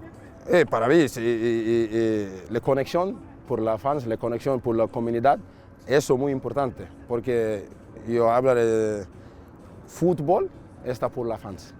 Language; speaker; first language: Spanish; non-native, learner; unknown